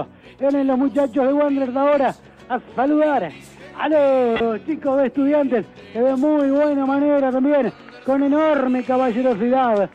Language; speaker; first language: Spanish; native; Spanish